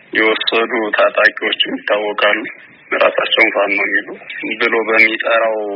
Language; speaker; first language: Amharic; native; Amharic